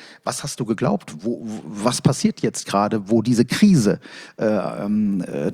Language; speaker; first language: German; native; German